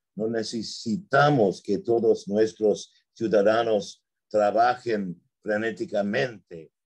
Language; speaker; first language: Spanish; non-native, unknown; English